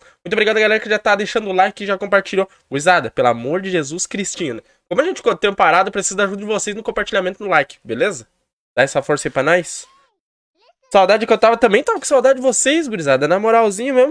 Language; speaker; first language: Portuguese; native; Portuguese